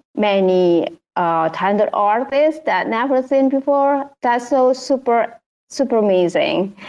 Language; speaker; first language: English; non-native, learner; Indonesian